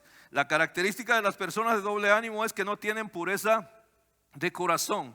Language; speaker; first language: Spanish; native; Spanish